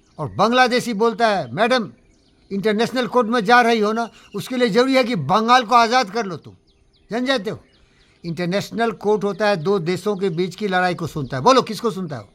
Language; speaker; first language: Hindi; non-native, local second language; Bangla